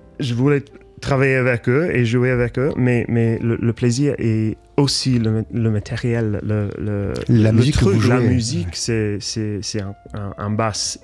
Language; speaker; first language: French; non-native, fluent; English